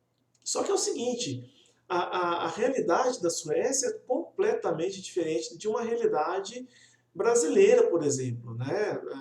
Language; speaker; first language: Portuguese; native; Portuguese